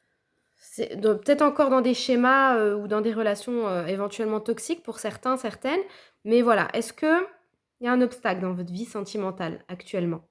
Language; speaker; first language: French; native; French